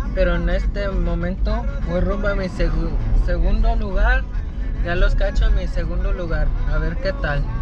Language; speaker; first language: Spanish; early bilingual, heritage; Spanish